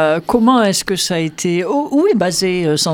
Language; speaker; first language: French; native; French